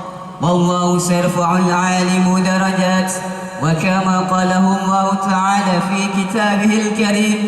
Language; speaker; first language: Arabic; non-native, learner; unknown